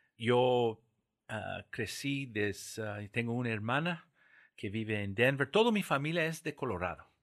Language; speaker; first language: Spanish; non-native, fluent; English